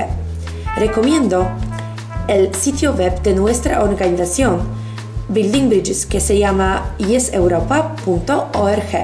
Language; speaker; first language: Spanish; non-native, fluent; Polish